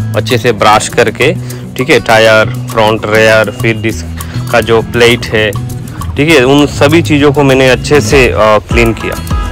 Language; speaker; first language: Hindi; non-native, local second language; Bangla